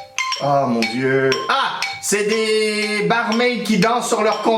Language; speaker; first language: French; native; French